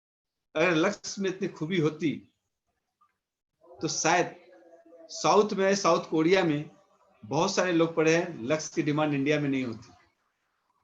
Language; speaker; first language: Hindi; native; Hindi